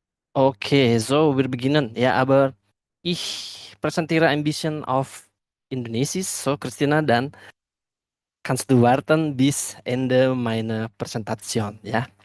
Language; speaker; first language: German; non-native, fluent; Indonesian